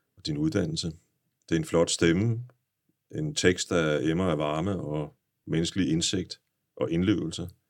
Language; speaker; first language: Danish; native; Danish